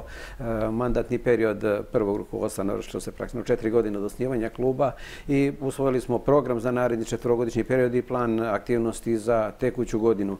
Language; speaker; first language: Serbian; native; Serbian